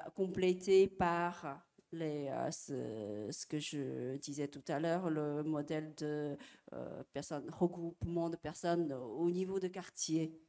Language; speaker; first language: French; non-native, fluent; Chinese